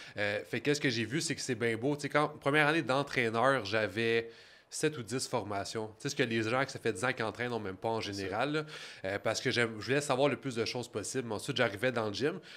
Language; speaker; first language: French; native; French